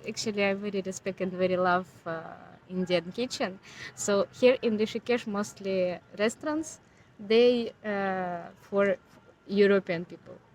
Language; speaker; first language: English; non-native, learner; Ukrainian